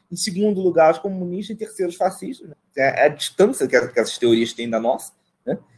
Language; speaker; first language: Portuguese; native; Portuguese